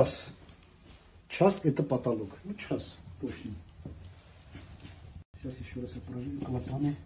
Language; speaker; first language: Russian; non-native, fluent; Armenian